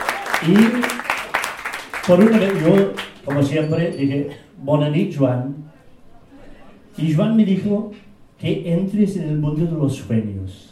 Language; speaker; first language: Spanish; non-native, fluent; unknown